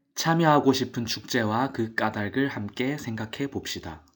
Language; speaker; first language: Korean; native; Korean